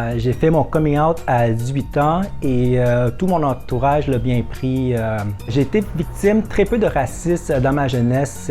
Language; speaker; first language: French; early bilingual, other home language; Vietnamese